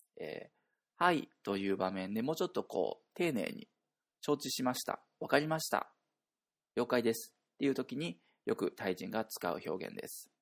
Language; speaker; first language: Japanese; native; Japanese